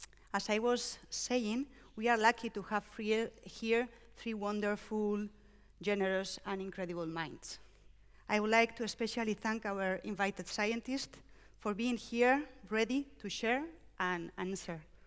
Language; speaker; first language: English; non-native, fluent; Basque